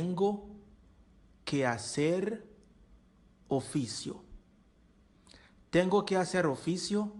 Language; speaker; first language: Spanish; non-native, learner; Haitian Creole